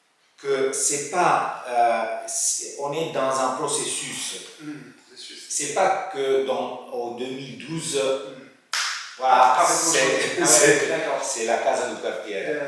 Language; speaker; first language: French; non-native, fluent; Italian